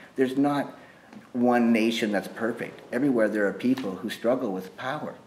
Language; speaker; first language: English; native; English